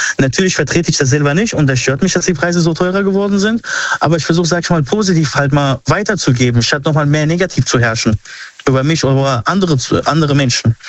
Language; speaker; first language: German; early bilingual, other home language; Arabic